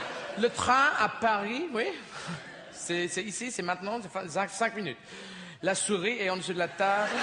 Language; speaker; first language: French; non-native, learner; English